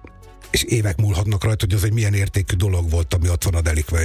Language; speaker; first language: Hungarian; native; Hungarian